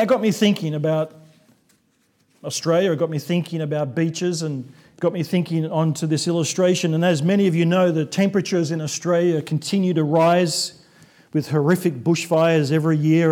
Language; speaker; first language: English; native; English